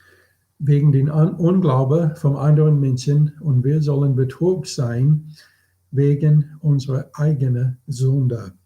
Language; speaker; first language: German; non-native, fluent; English